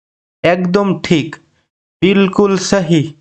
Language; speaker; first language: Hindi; non-native, learner; Bangla